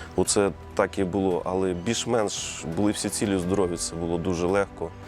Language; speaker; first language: Ukrainian; native; Ukrainian